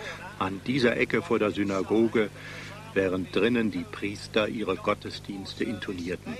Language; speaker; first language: German; native; German